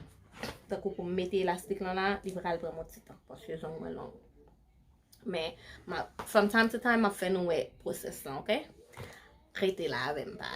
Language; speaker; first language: French; non-native, local second language; Haitian Creole